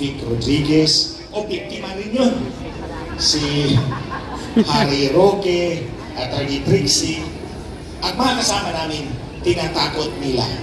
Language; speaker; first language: Filipino; non-native, local second language; Cebuano